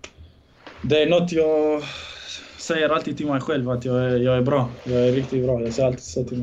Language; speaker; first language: Swedish; early bilingual, other home language; Bosnian